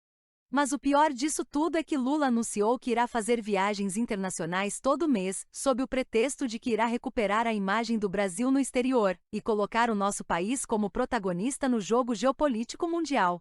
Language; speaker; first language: Portuguese; native; Portuguese